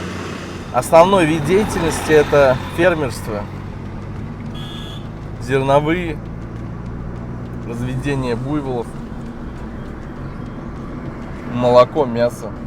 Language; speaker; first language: Russian; native; Russian